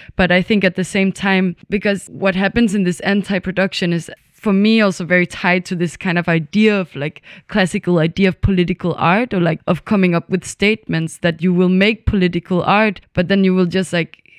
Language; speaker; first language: English; non-native, fluent; Danish